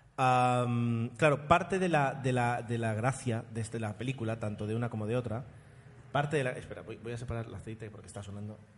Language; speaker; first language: Spanish; non-native, fluent; Italian